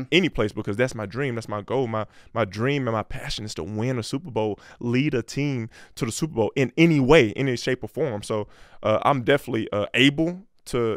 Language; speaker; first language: English; native; English